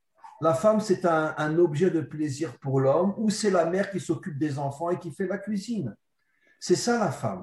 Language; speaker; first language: French; native; French